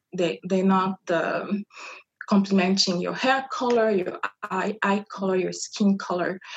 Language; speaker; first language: English; non-native, fluent; French